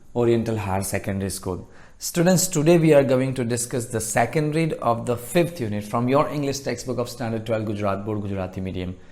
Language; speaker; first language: English; non-native, local second language; Gujarati